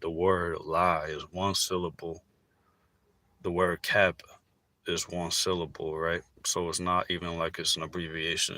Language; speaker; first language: English; native; English